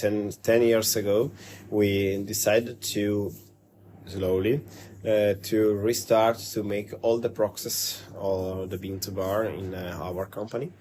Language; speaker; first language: English; non-native, learner; Italian